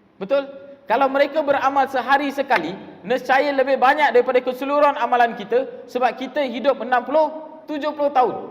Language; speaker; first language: Malay; non-native, local second language; Tamil